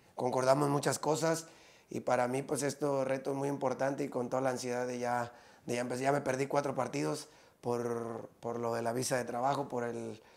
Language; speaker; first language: Spanish; native; Spanish